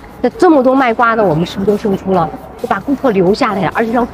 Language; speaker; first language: Chinese; native; Chinese